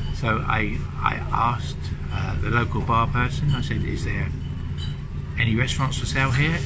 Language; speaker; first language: English; native; English